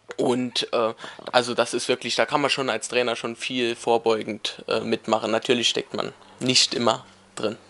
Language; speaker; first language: German; native; German